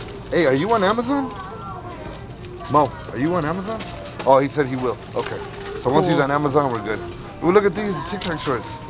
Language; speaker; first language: English; early bilingual, other home language; Spanish